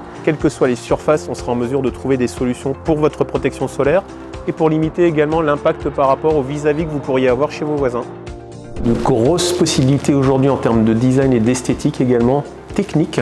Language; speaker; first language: French; native; French